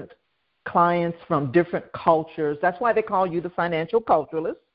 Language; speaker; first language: English; native; English